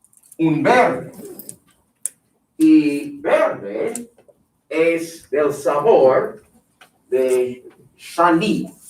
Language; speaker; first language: Spanish; non-native, fluent; English